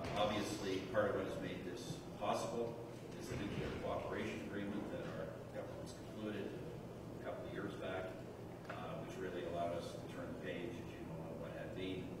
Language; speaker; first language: English; native; English